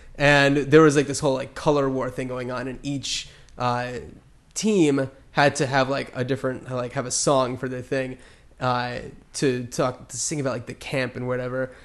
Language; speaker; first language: English; native; English